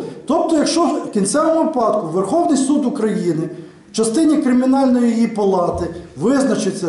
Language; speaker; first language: Ukrainian; native; Ukrainian